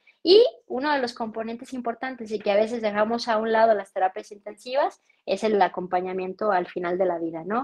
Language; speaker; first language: Spanish; native; Spanish